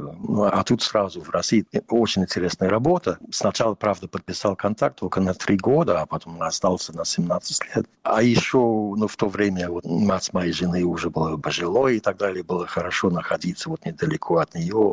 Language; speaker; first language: Russian; non-native, fluent; English